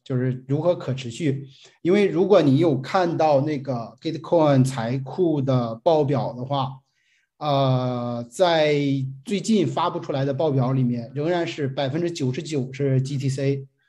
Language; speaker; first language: Chinese; native; Chinese